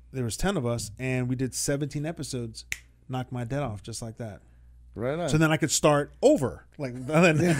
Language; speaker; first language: English; native; English